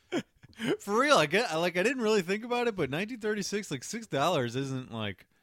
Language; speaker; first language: English; early bilingual, other home language; Spanish